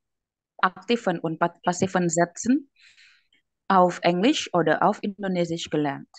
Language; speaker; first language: German; non-native, fluent; Indonesian